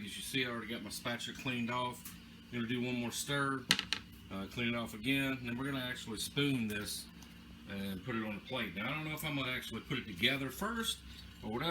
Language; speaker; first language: English; native; English